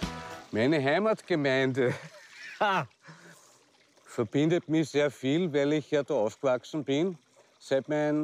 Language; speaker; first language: German; native; German